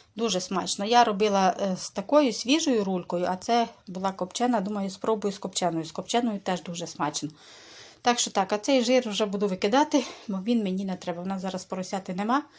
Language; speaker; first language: Ukrainian; native; Ukrainian